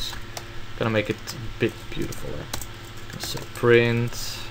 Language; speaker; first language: English; non-native, fluent; Dutch